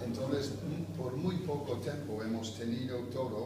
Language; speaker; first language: Spanish; non-native, fluent; English